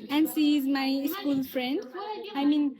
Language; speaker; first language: English; non-native, learner; Nepali